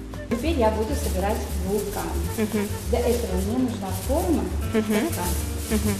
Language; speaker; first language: Russian; native; Russian